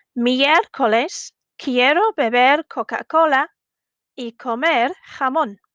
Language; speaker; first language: Spanish; non-native, fluent; English